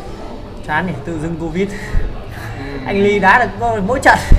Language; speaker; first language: Vietnamese; native; Vietnamese